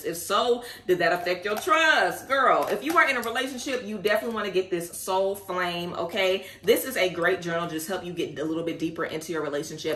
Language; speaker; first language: English; native; English